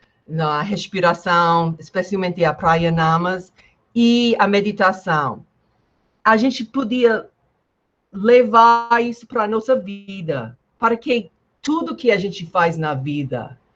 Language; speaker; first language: Portuguese; non-native, fluent; English